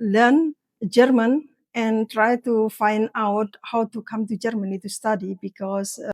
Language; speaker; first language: English; non-native, learner; Indonesian